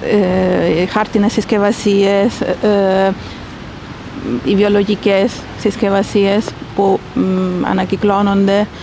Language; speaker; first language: Greek; early bilingual, heritage; Greek